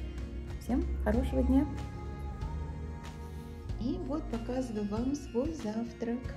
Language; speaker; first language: Russian; native; Russian